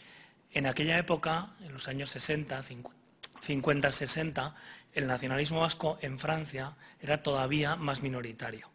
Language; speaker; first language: Spanish; native; Spanish